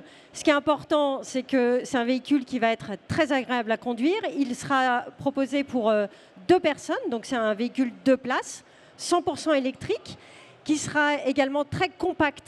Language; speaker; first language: French; native; French